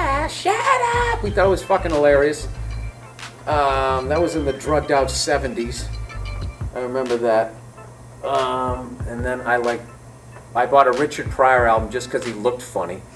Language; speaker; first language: English; native; English